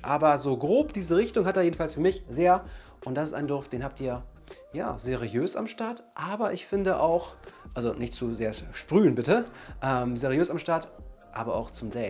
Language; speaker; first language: German; native; German